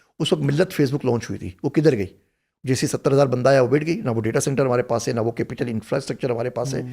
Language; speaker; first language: Urdu; native; Urdu